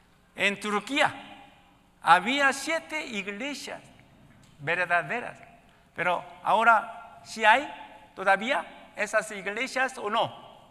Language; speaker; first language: Spanish; non-native, learner; Korean